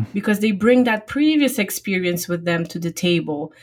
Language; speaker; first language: English; non-native, fluent; Polish